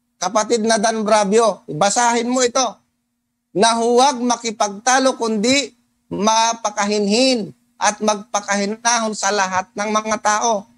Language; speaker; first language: Filipino; non-native, local second language; Cebuano